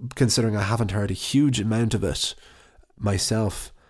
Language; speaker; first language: English; native; English